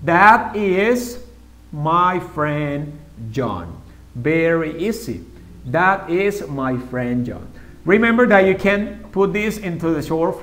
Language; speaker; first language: English; non-native, fluent; Spanish